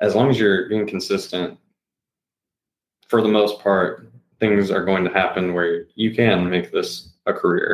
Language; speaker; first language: English; native; English